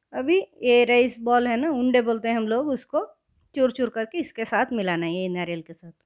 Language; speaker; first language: Hindi; non-native, local second language; Kannada